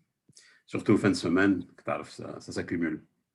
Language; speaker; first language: French; non-native, local second language; Arabic